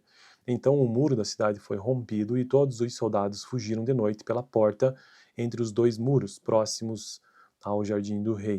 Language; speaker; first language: Portuguese; native; Portuguese